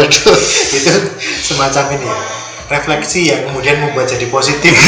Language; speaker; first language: Indonesian; non-native, local second language; Javanese